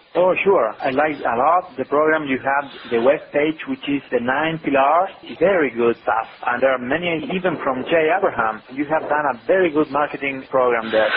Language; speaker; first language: English; non-native, fluent; Spanish